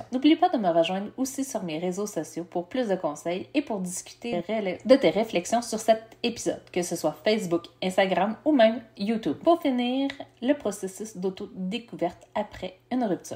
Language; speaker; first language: French; native; French